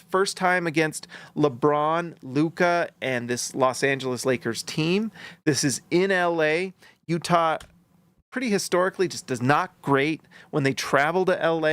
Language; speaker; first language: English; native; English